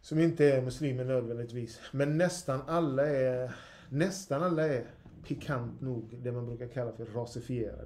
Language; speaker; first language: Swedish; native; Swedish